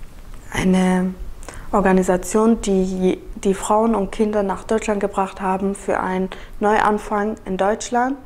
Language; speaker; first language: German; early bilingual, other home language; Kurdish